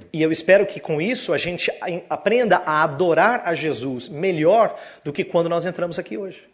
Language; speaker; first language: Portuguese; native; Portuguese